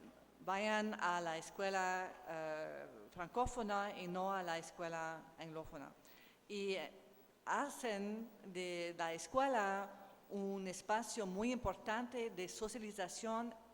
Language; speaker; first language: Spanish; non-native, learner; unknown